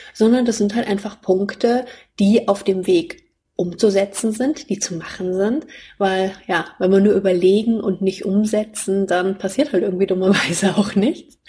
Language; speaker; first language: German; native; German